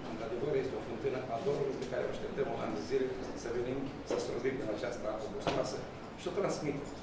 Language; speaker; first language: Romanian; native; Romanian